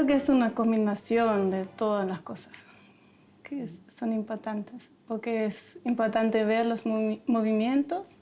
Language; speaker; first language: Spanish; non-native, fluent; German